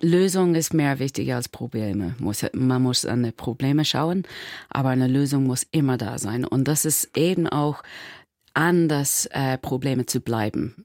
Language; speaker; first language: German; non-native, learner; English